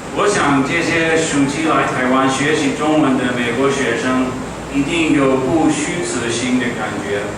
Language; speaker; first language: Chinese; non-native, fluent; English